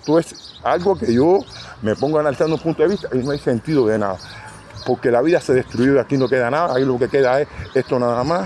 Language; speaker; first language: Spanish; native; Spanish